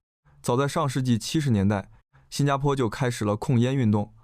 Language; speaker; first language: Chinese; native; Chinese